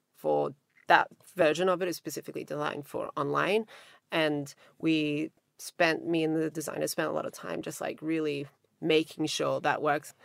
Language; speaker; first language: English; native; English